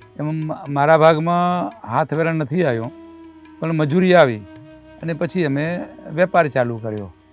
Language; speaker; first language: Gujarati; non-native, local second language; Kachhi